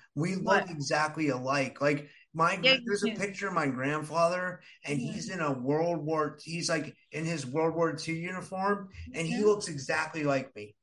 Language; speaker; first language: English; early bilingual, other home language; Arabic